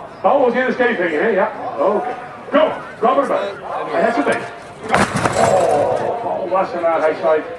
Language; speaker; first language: Dutch; native; Dutch